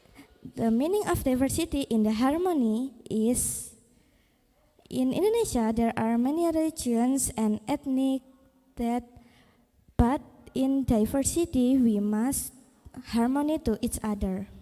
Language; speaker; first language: English; non-native, learner; Indonesian